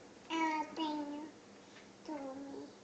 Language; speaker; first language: Portuguese; early bilingual, heritage; Portuguese